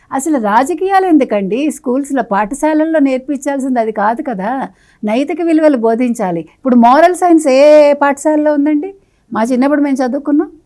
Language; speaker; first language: Telugu; native; Telugu